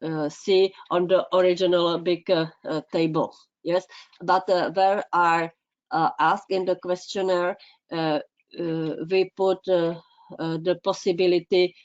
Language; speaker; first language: English; non-native, fluent; Czech